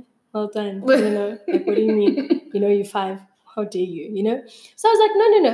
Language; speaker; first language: English; early bilingual, other home language; Zulu